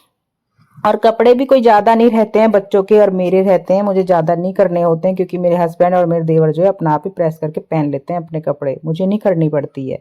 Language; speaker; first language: Hindi; native; Hindi